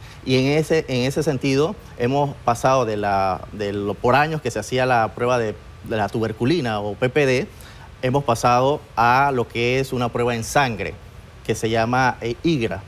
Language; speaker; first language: Spanish; native; Spanish